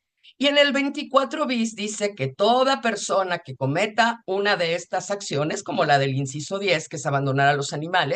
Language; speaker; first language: Spanish; native; Spanish